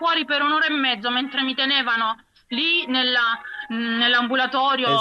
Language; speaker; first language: Italian; native; Italian